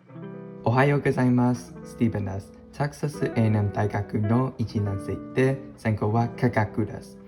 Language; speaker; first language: Japanese; non-native, learner; English